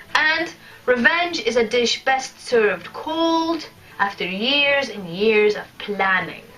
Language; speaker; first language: English; non-native, fluent; Polish